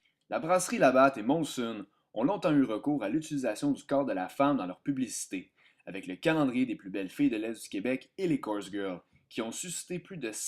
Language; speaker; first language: French; native; French